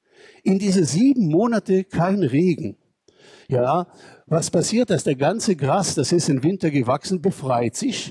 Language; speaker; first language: German; non-native, fluent; Hebrew